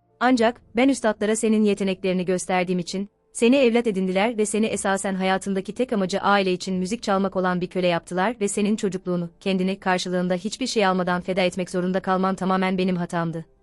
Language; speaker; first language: Turkish; native; Turkish